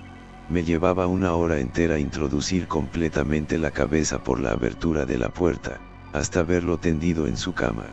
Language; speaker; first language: Spanish; native; Spanish